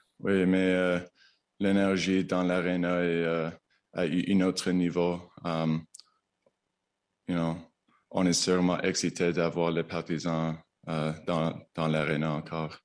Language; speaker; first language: French; non-native, learner; English